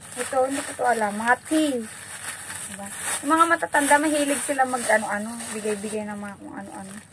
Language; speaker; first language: Filipino; native; Filipino